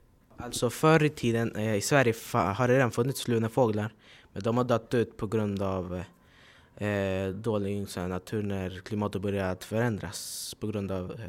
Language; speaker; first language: Swedish; early bilingual, other home language; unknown